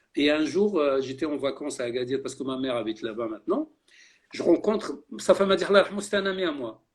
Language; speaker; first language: French; non-native, local second language; Arabic